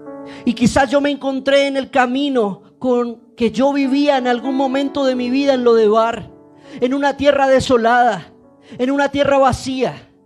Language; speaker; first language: Spanish; native; Spanish